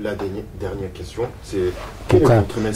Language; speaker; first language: French; non-native, fluent; Japanese